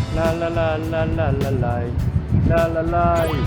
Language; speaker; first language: Korean; native; Korean